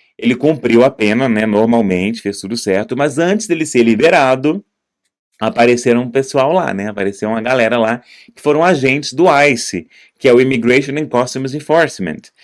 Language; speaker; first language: Portuguese; native; Portuguese